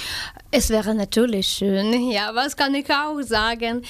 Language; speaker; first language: German; non-native, learner; Ukrainian